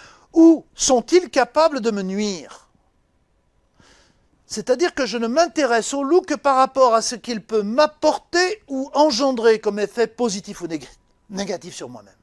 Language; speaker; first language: French; native; French